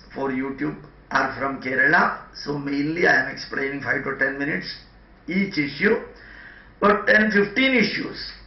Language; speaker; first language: English; non-native, local second language; Malayalam